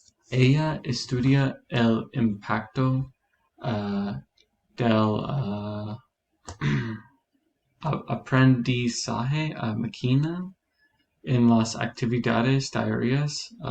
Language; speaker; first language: Spanish; non-native, learner; English